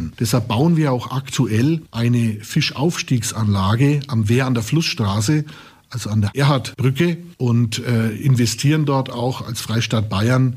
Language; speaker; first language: German; native; German